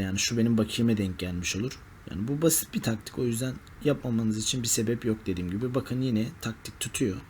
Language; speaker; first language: Turkish; native; Turkish